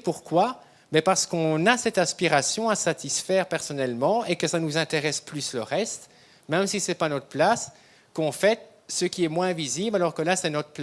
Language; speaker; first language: French; native; French